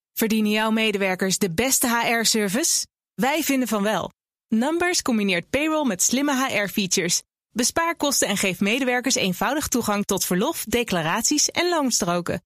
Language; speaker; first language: Dutch; native; Dutch